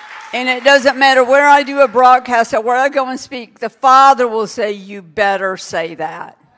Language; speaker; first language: English; native; English